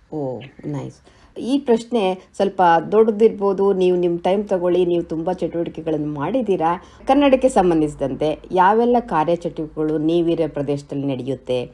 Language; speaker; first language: Kannada; native; Kannada